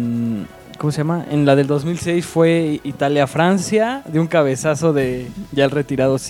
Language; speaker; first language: Spanish; native; Spanish